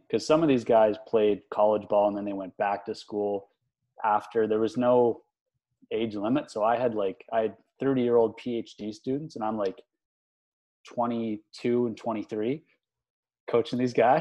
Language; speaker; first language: English; native; English